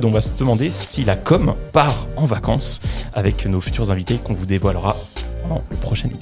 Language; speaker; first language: French; native; French